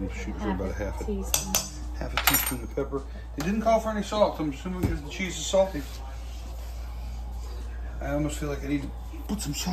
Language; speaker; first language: English; native; English